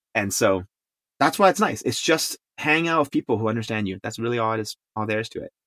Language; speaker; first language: English; non-native, local second language; Chinese